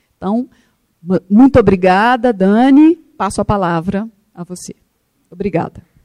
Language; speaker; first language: Portuguese; native; Portuguese